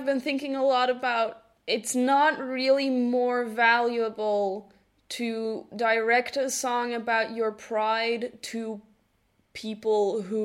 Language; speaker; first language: English; non-native, fluent; Dutch